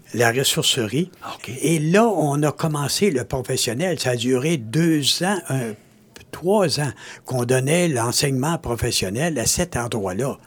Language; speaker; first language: French; native; French